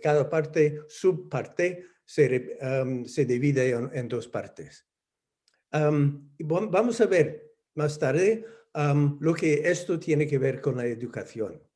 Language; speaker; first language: Spanish; non-native, fluent; English